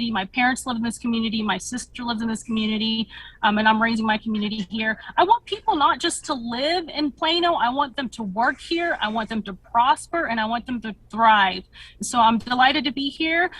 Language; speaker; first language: English; early bilingual, other home language; Spanish